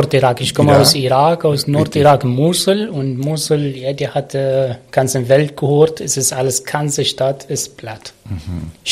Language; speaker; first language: German; non-native, learner; Arabic